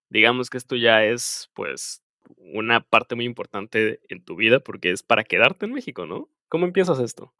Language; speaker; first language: Spanish; native; Spanish